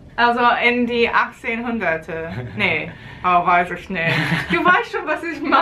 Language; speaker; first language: German; non-native, learner; English